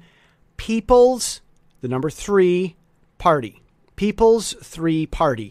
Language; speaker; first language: English; native; English